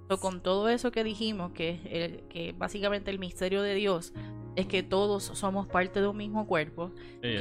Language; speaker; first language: Spanish; native; Spanish